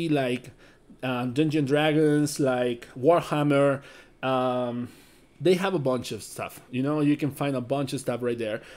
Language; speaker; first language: English; non-native, learner; Spanish